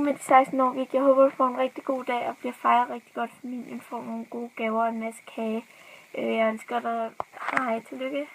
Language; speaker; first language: Danish; native; Danish